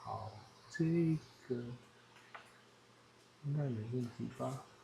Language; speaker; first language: Chinese; non-native, learner; Dutch